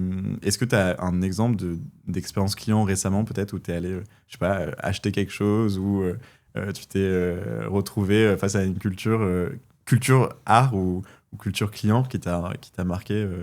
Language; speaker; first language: French; native; French